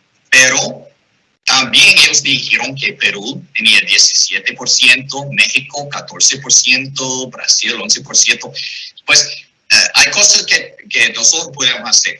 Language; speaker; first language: Spanish; non-native, fluent; English